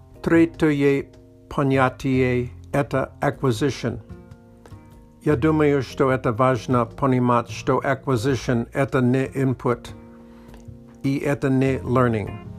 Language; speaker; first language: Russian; non-native, learner; English